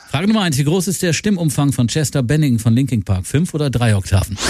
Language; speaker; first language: German; native; German